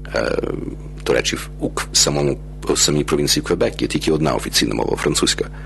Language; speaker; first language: Ukrainian; early bilingual, heritage; Ukrainian